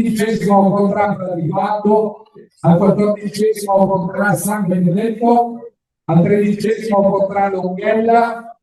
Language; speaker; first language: Italian; native; Italian